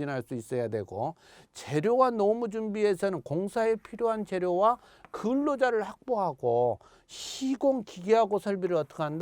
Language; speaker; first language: Korean; native; Korean